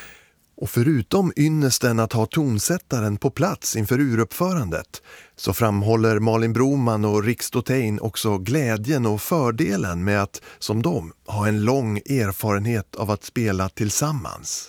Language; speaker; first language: Swedish; native; Swedish